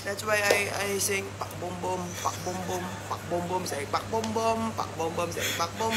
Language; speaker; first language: English; non-native, learner; Thai